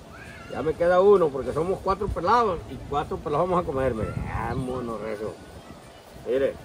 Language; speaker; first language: Spanish; native; Spanish